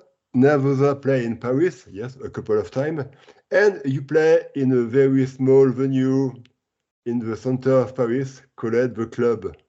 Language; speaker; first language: English; non-native, learner; French